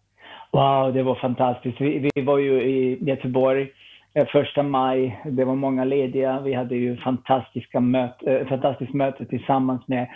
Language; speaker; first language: Swedish; non-native, fluent; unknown